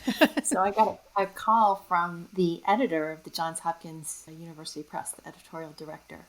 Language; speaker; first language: English; native; English